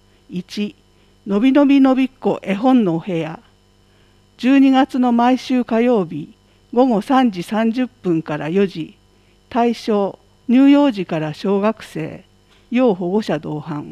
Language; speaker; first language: Japanese; native; Japanese